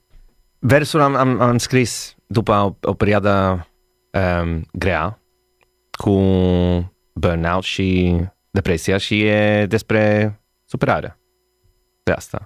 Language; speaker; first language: Romanian; non-native, learner; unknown